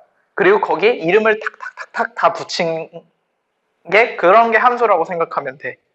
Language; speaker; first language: Korean; native; Korean